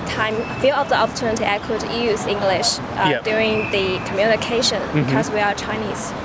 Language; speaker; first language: English; non-native, learner; Chinese